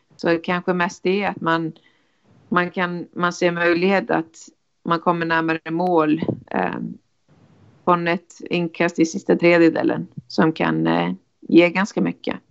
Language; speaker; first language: Swedish; non-native, fluent; Icelandic